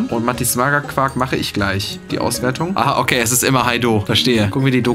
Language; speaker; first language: German; native; German